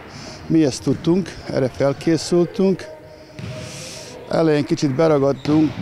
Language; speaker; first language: Hungarian; non-native, learner; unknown